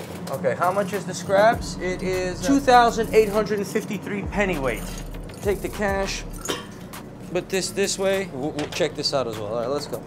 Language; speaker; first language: English; early bilingual, other home language; Russian